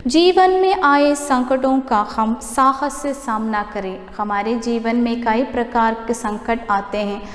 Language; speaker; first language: Hindi; non-native, local second language; Malayalam